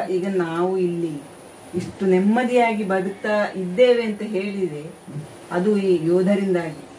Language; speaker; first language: Kannada; non-native, local second language; Tulu